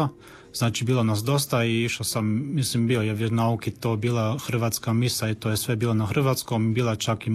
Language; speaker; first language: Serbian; early bilingual, heritage; Croatian